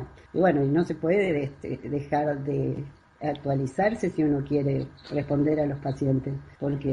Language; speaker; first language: Spanish; native; Spanish